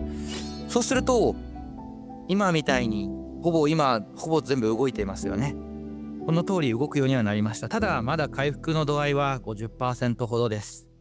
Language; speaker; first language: Japanese; native; Japanese